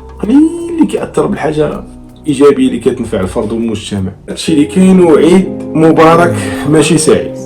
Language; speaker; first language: Arabic; native; Arabic